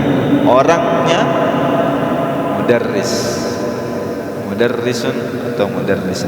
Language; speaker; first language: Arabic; non-native, fluent; Indonesian